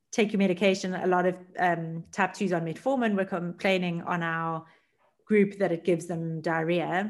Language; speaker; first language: English; native; English